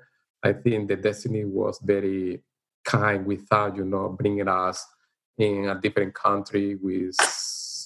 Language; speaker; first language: English; non-native, learner; Spanish